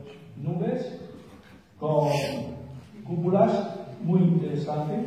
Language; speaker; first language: Spanish; native; Spanish